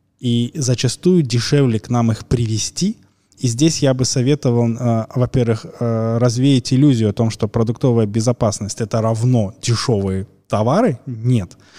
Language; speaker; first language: Russian; native; Russian